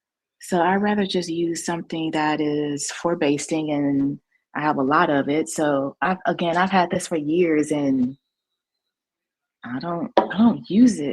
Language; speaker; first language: English; native; English